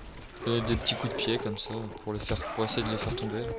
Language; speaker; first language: French; native; French